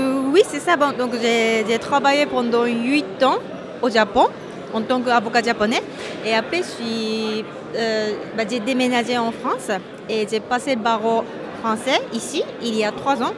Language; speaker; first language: French; non-native, fluent; Japanese